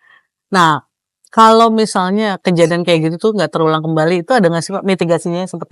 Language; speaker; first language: Indonesian; native; Indonesian